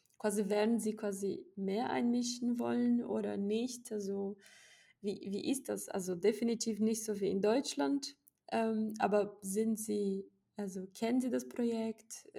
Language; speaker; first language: German; non-native, fluent; Portuguese